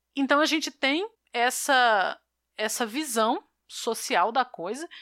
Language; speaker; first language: Portuguese; native; Portuguese